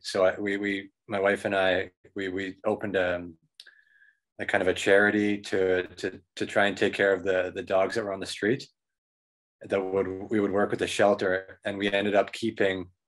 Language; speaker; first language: English; native; English